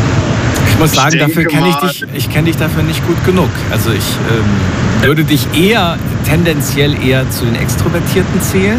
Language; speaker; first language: German; native; German